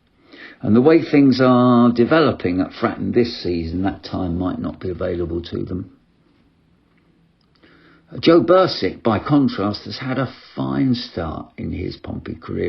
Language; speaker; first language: English; native; English